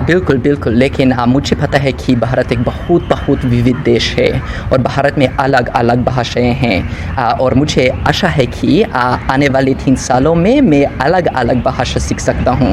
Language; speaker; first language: Hindi; non-native, learner; English